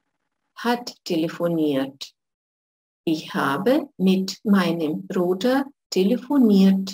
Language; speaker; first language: German; non-native, fluent; Russian